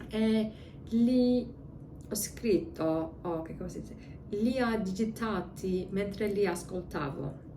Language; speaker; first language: Italian; non-native, learner; English